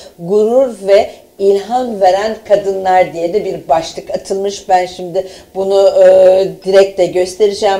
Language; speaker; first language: Turkish; native; Turkish